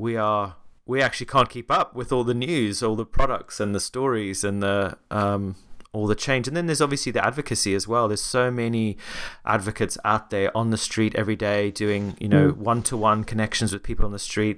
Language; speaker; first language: English; native; English